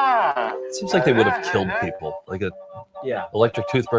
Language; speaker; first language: English; native; English